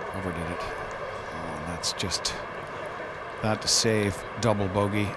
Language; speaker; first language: English; native; English